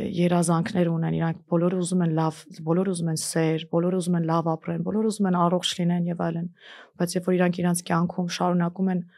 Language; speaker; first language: Armenian; early bilingual, heritage; Armenian